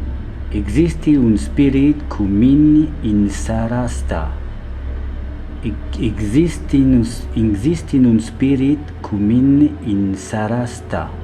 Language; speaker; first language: Romanian; non-native, learner; French